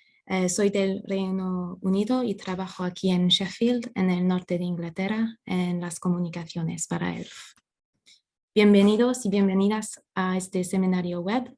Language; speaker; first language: Spanish; non-native, fluent; English